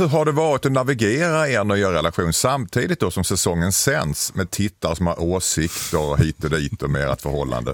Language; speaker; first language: Swedish; native; Swedish